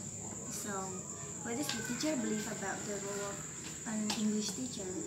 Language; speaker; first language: English; non-native, learner; Indonesian